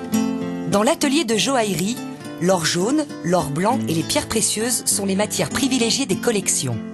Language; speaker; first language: French; native; French